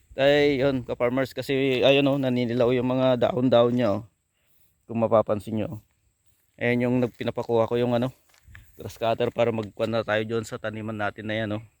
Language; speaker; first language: Filipino; non-native, local second language; Iloko